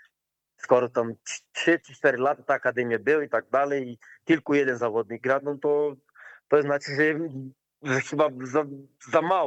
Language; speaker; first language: Polish; non-native, learner; Portuguese